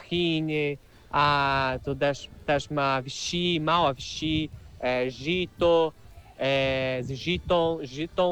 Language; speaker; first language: Polish; early bilingual, heritage; Portuguese